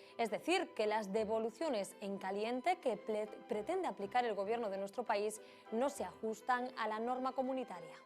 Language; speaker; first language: Spanish; native; Spanish